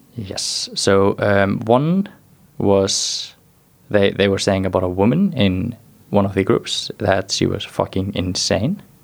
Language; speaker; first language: English; non-native, fluent; Icelandic